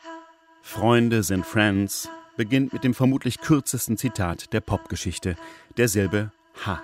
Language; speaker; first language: German; native; German